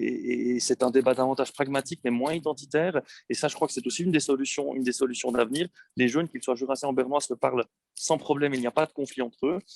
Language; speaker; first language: French; native; French